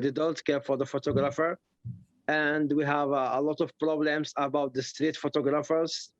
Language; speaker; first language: English; non-native, learner; Arabic